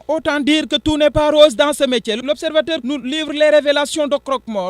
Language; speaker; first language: French; non-native, local second language; Wolof